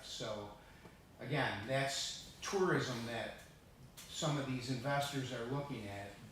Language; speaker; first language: English; early bilingual, other home language; Italian